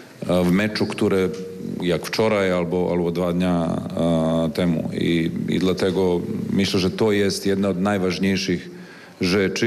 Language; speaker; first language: Polish; non-native, learner; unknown